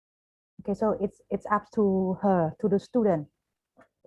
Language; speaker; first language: English; non-native, fluent; Khmer